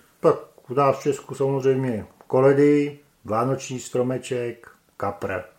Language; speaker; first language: Czech; native; Czech